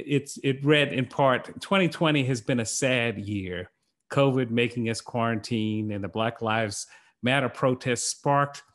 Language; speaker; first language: English; native; English